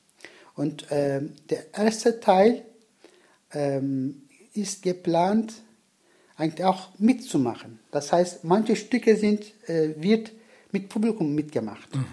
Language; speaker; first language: German; non-native, learner; Turkish